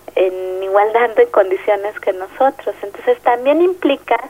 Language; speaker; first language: Spanish; native; Spanish